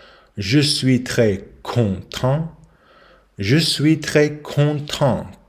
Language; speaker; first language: French; non-native, learner; English